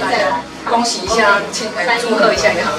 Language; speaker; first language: Chinese; native; Chinese